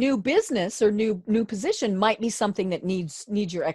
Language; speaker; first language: English; native; English